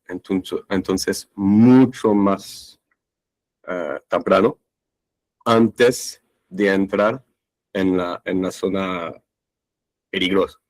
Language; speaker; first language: Spanish; non-native, fluent; French